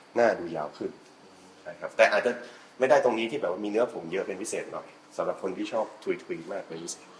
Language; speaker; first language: Thai; native; Thai